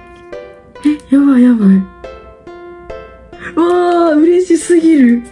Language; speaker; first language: Japanese; native; Japanese